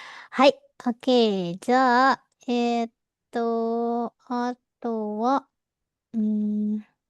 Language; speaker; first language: Japanese; non-native, fluent; Indonesian